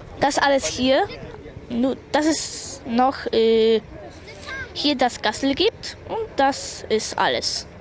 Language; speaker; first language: German; non-native, learner; Polish